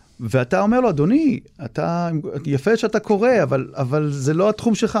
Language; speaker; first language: Hebrew; native; Hebrew